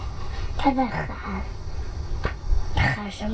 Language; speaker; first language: Chinese; native; Chinese